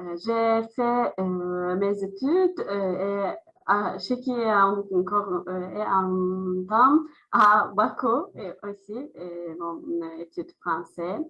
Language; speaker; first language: French; non-native, learner; Azerbaijani